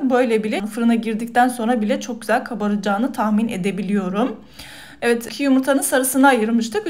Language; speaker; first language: Turkish; native; Turkish